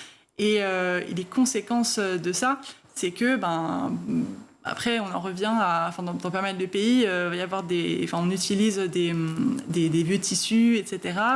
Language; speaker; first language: French; native; French